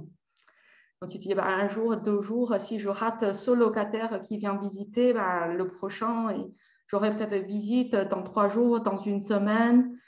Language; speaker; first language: French; native; French